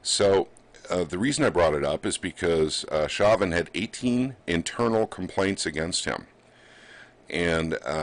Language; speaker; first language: English; native; English